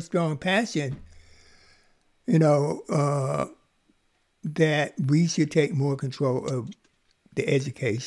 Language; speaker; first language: English; native; English